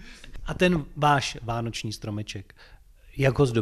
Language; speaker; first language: Czech; native; Czech